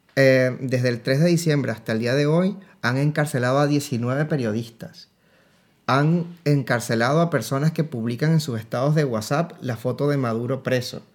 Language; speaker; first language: Spanish; native; Spanish